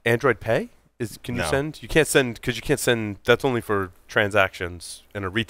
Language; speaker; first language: English; native; English